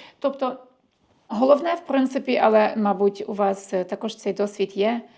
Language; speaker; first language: Ukrainian; early bilingual, heritage; Ukrainian